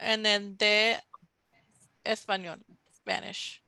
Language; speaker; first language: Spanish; non-native, fluent; English